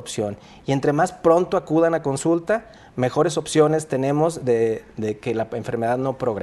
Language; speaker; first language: Spanish; native; Spanish